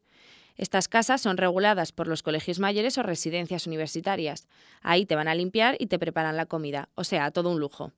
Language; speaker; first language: Spanish; native; Spanish